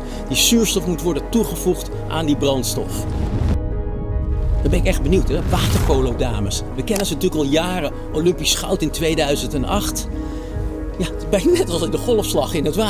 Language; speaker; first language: Dutch; native; Dutch